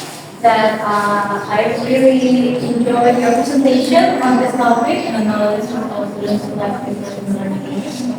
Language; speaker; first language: English; non-native, learner; Indonesian